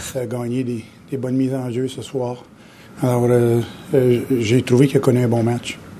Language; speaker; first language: French; native; French